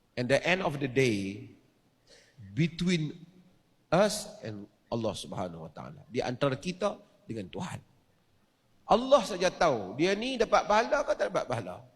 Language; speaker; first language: Malay; native; Malay